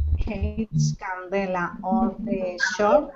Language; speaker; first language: English; non-native, learner; Spanish